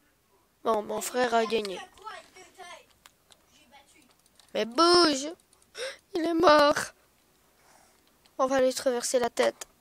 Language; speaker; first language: French; native; French